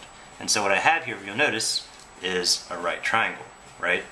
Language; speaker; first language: English; native; English